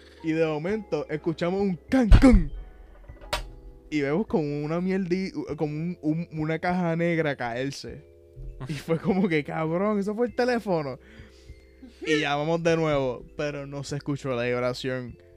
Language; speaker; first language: Spanish; native; Spanish